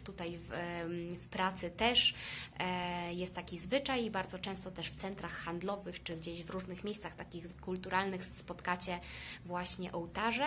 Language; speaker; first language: Polish; native; Polish